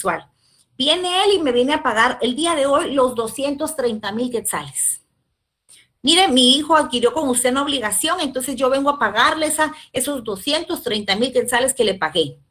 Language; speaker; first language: Spanish; native; Spanish